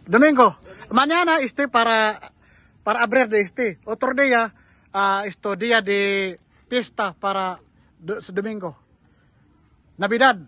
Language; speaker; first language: Spanish; non-native, learner; Filipino